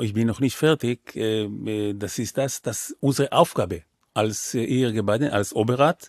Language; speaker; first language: German; non-native, fluent; Hebrew